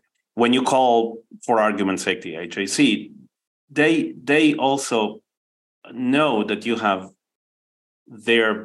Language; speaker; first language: English; non-native, fluent; Spanish